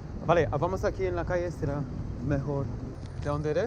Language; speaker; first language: Spanish; non-native, learner; English